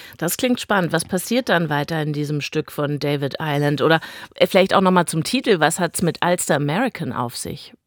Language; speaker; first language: German; native; German